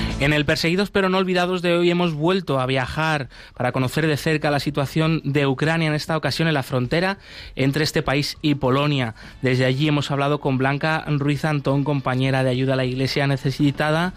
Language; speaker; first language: Spanish; native; Spanish